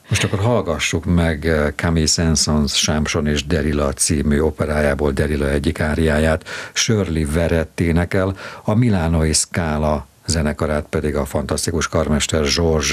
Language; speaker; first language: Hungarian; native; Hungarian